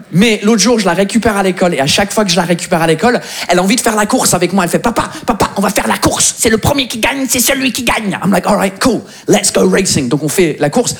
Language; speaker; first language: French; non-native, fluent; English